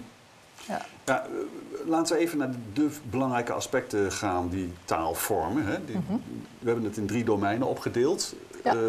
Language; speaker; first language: Dutch; native; Dutch